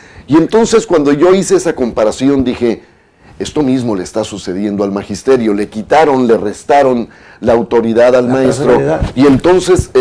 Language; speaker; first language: Spanish; native; Spanish